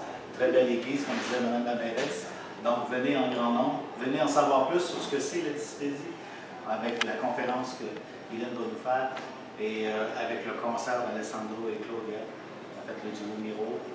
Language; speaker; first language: French; native; French